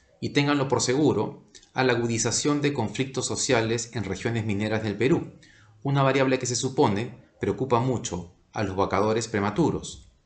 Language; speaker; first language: Spanish; native; Spanish